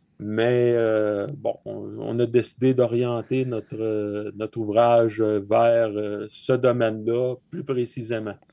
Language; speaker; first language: French; native; French